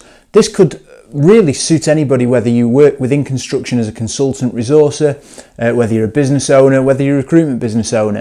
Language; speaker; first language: English; native; English